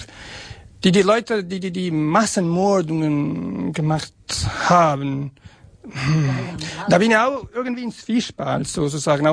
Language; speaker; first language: German; non-native, fluent; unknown